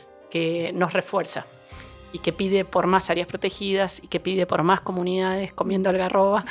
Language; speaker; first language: Spanish; native; Spanish